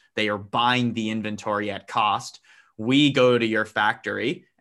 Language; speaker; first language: English; native; English